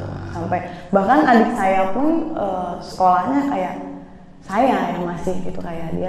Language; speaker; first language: Indonesian; native; Indonesian